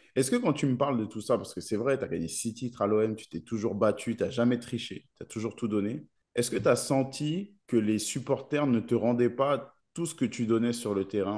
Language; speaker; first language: French; native; French